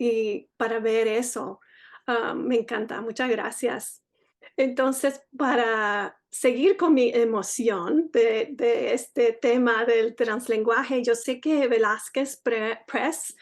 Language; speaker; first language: Spanish; early bilingual, heritage; Spanish